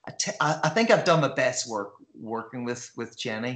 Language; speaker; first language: English; native; English